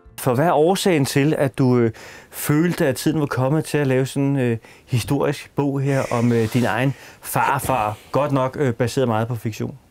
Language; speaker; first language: Danish; native; Danish